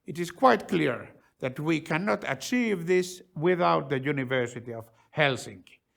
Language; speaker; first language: English; non-native, fluent; Finnish